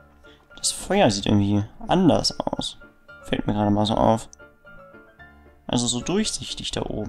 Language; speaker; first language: German; native; German